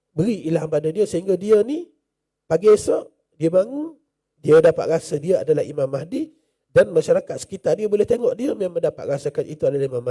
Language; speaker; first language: Malay; native; Malay